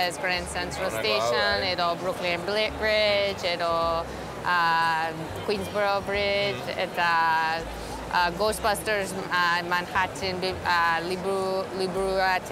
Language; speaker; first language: Basque; non-native, learner; English